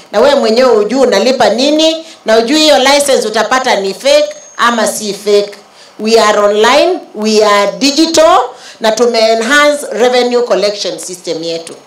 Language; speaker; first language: Swahili; native; Swahili